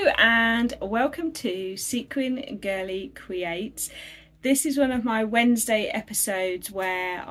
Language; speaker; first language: English; native; English